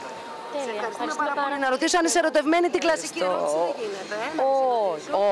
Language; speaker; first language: Greek; native; Greek